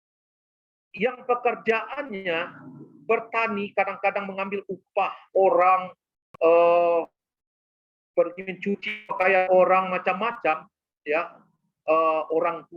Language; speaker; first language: Indonesian; native; Indonesian